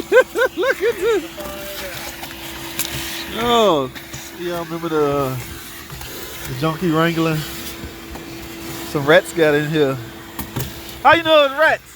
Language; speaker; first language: English; native; English